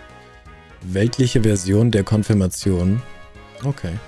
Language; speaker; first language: German; native; German